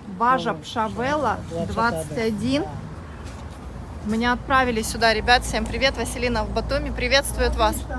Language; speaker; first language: Russian; native; Russian